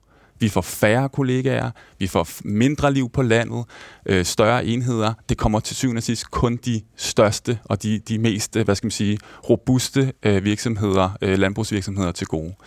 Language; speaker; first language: Danish; native; Danish